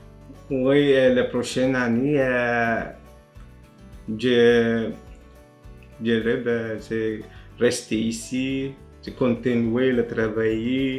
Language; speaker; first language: French; non-native, learner; Filipino